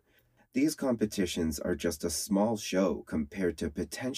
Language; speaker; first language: English; native; English